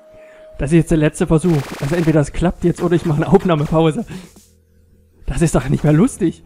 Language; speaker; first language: German; native; German